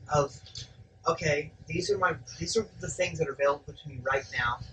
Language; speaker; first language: English; native; English